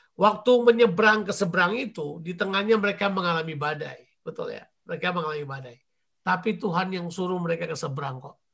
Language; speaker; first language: Indonesian; native; Indonesian